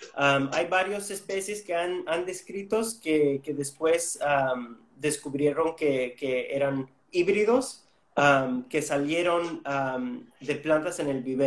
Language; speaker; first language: Spanish; non-native, fluent; English